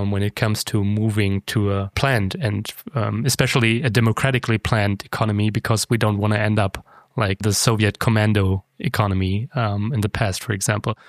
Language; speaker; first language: English; non-native, fluent; German